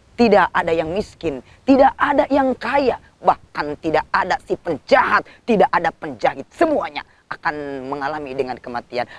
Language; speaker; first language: Indonesian; non-native, local second language; Sundanese